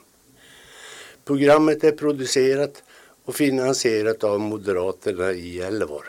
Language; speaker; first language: Swedish; native; Swedish